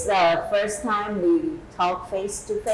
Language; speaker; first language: English; non-native, fluent; Chinese